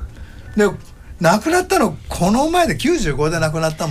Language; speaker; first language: Japanese; native; Japanese